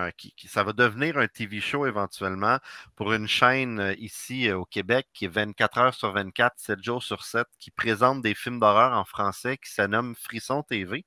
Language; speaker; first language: French; native; French